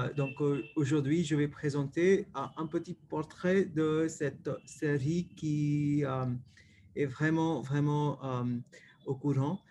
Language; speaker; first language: French; non-native, fluent; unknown